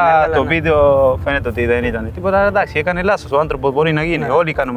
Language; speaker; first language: Greek; non-native, fluent; Spanish